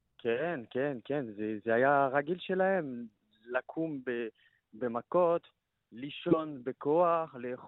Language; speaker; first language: Hebrew; non-native, learner; French